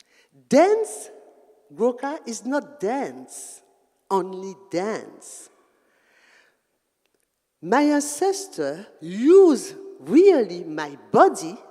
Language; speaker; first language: English; non-native, learner; French